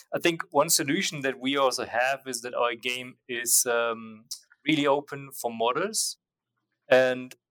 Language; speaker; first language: English; non-native, fluent; German